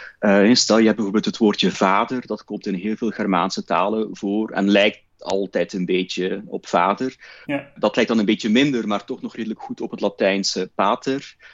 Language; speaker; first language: Dutch; native; Dutch